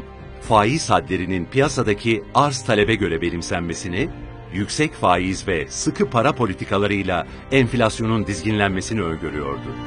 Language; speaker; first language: Turkish; native; Turkish